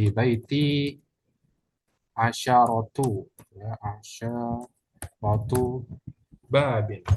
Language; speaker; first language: Arabic; non-native, fluent; Indonesian